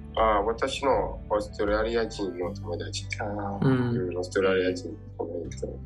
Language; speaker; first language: Japanese; non-native, learner; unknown